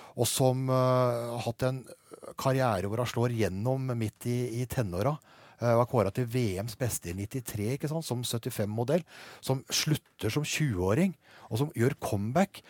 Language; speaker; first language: Norwegian; native; Norwegian